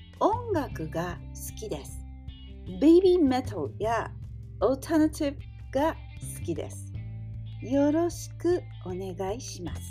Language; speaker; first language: Japanese; non-native, learner; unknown